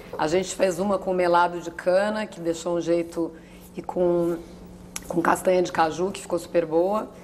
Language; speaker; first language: Portuguese; native; Portuguese